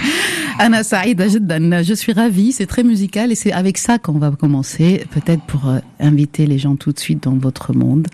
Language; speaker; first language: French; non-native, fluent; Arabic